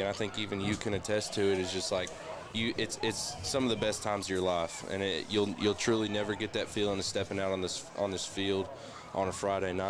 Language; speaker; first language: English; native; English